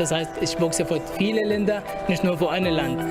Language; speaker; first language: German; non-native, learner; Arabic